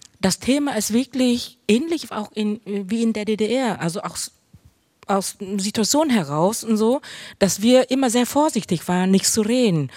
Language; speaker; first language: German; early bilingual, other home language; Vietnamese